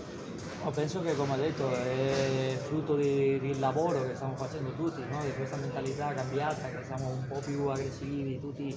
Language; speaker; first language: Italian; non-native, fluent; Spanish